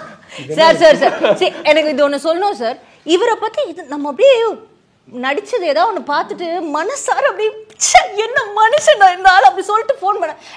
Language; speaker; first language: Tamil; native; Tamil